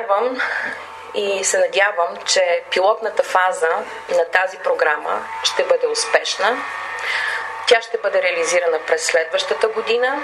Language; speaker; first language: Bulgarian; native; Bulgarian